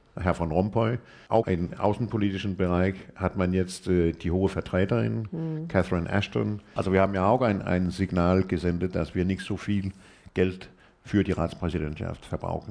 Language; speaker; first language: German; non-native, fluent; Danish